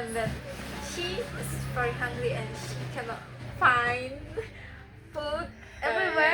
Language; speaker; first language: English; non-native, learner; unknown